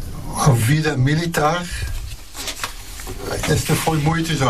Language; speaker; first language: Portuguese; non-native, learner; Dutch